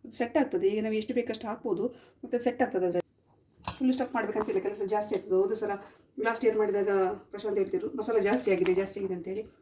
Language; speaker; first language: Kannada; non-native, local second language; Konkani